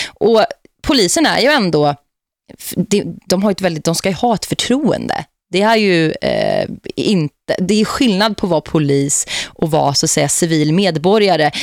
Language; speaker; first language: Swedish; native; Swedish